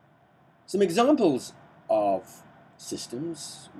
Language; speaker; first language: English; native; English